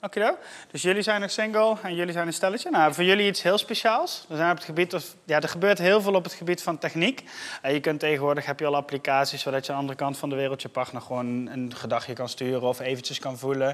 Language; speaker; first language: Dutch; native; Dutch